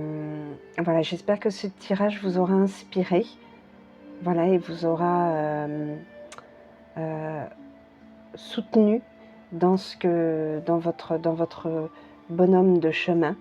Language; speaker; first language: French; native; French